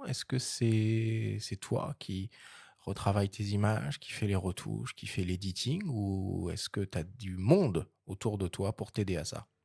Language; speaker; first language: French; native; French